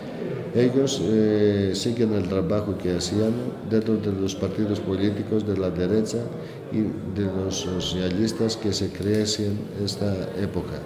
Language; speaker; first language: Spanish; non-native, learner; Greek